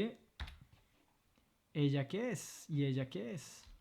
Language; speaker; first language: Spanish; non-native, fluent; French